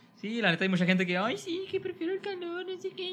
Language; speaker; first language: Spanish; native; Spanish